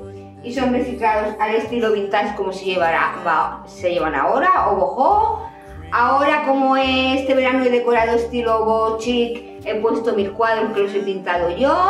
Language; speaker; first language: Spanish; native; Spanish